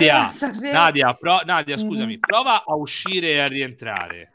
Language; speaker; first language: Italian; native; Italian